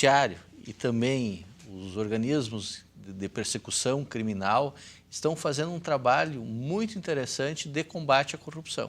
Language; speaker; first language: Portuguese; native; Portuguese